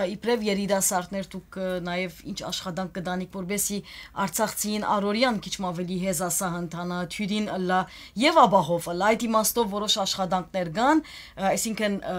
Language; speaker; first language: Armenian; early bilingual, heritage; Armenian